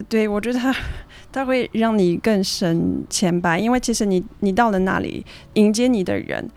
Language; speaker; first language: Chinese; non-native, fluent; French